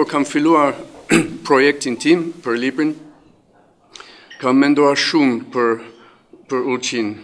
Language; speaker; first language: Albanian; non-native, fluent; English